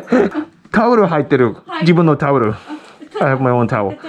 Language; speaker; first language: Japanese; non-native, learner; English